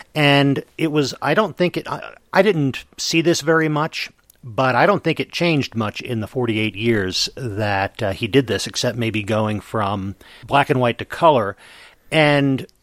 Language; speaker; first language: English; native; English